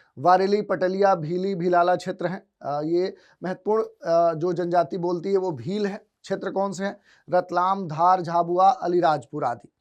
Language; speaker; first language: Hindi; native; Hindi